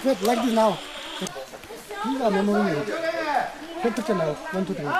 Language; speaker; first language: English; non-native, learner; Chinese